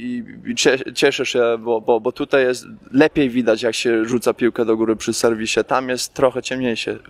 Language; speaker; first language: Polish; early bilingual, heritage; Polish